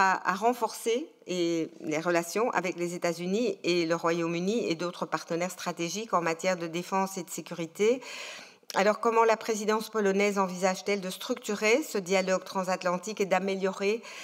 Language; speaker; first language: French; native; French